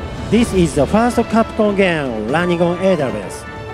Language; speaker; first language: English; non-native, learner; Japanese